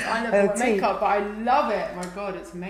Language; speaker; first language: English; native; English